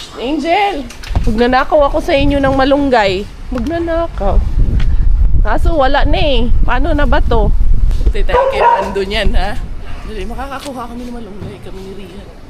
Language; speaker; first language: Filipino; non-native, local second language; Cebuano